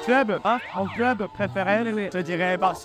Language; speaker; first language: French; native; French